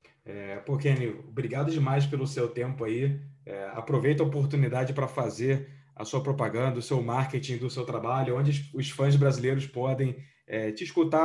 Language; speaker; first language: Portuguese; native; Portuguese